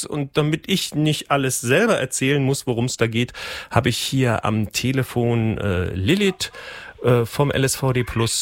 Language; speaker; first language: German; native; German